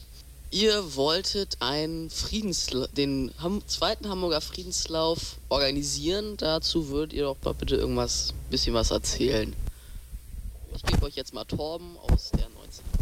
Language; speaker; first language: German; native; German